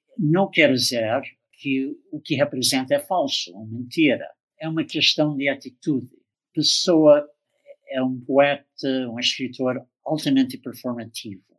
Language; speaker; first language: Portuguese; non-native, fluent; English